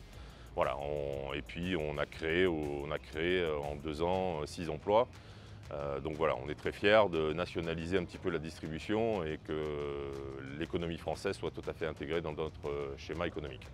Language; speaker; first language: French; native; French